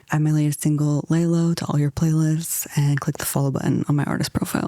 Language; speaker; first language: English; native; English